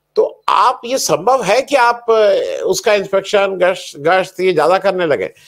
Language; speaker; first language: Hindi; native; Hindi